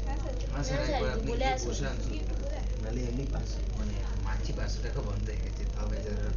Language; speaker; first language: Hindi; non-native, local second language; Bangla